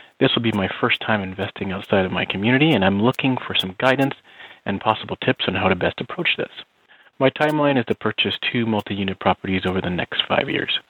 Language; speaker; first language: English; native; English